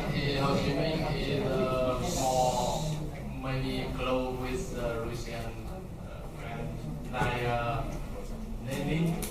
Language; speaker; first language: English; non-native, learner; Vietnamese